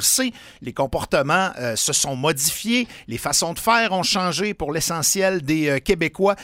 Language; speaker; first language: French; native; French